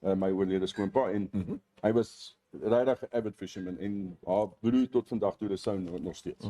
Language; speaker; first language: Afrikaans; non-native, local second language; German